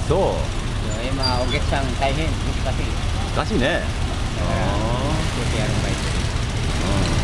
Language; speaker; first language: Japanese; non-native, learner; Filipino